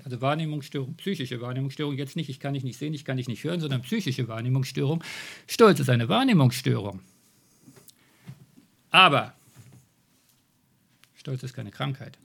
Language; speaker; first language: German; native; German